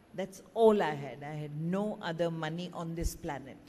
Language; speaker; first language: English; non-native, local second language; Kannada